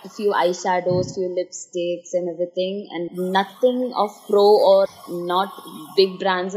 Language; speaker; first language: English; non-native, local second language; Malayalam